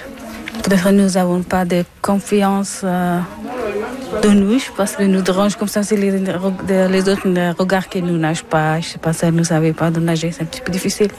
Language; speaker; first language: French; non-native, learner; Persian